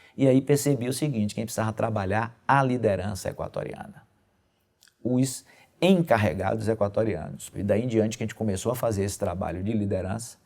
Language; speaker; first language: Portuguese; native; Portuguese